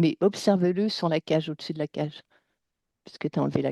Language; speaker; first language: French; native; French